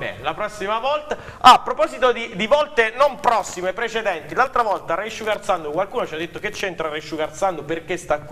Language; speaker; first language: Italian; native; Italian